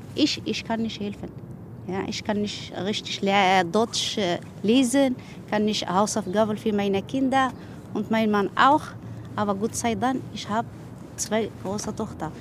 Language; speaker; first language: German; non-native, learner; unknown